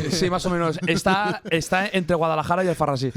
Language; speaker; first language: Spanish; non-native, local second language; Catalan